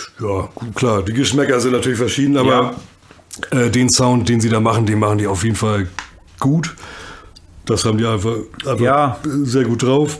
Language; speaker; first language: German; native; German